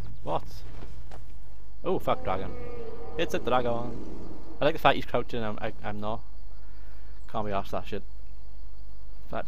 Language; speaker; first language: English; native; English